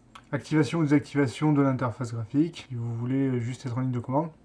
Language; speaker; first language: French; native; French